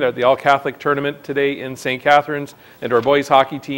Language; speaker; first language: English; native; English